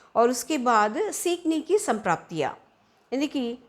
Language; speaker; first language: Hindi; non-native, local second language; Telugu